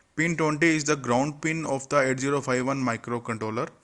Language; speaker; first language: English; non-native, local second language; Punjabi